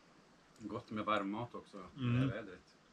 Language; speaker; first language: Swedish; non-native, fluent; Italian